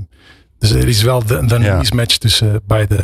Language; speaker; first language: Dutch; non-native, fluent; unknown